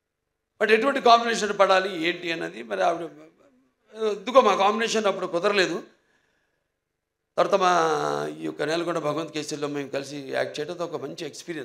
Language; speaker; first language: Telugu; native; Telugu